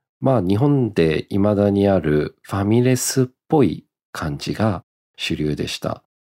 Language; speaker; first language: Japanese; early bilingual, heritage; Japanese